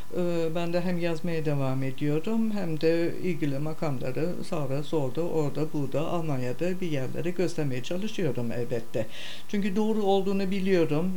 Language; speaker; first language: Turkish; non-native, fluent; German